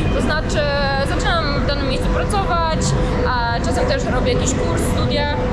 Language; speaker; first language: Polish; native; Polish